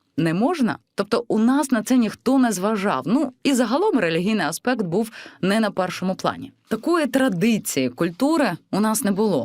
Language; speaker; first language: Ukrainian; non-native, local second language; Russian